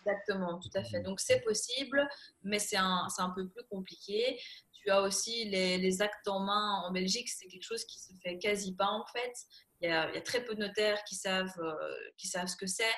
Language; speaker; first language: French; native; French